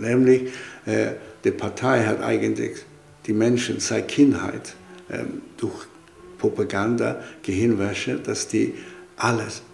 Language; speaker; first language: German; non-native, fluent; Chinese